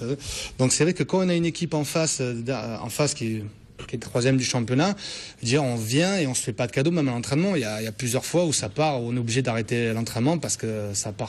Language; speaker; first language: French; native; French